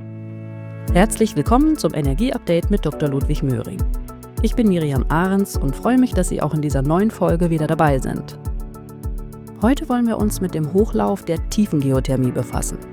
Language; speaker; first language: German; native; German